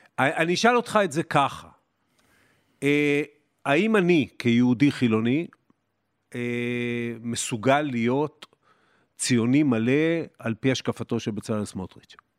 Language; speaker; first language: Hebrew; native; Hebrew